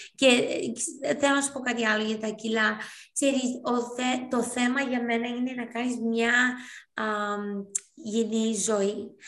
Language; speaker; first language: Greek; early bilingual, heritage; Greek